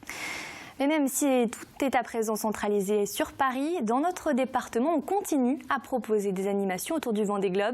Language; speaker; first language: French; native; French